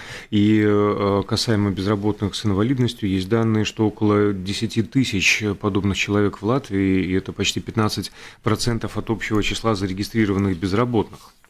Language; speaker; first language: Russian; native; Russian